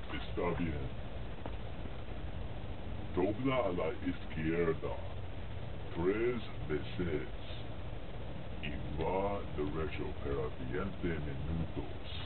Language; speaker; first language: Spanish; non-native, learner; English